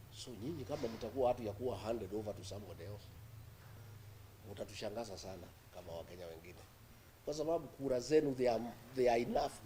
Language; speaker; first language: Swahili; non-native, local second language; Kikuyu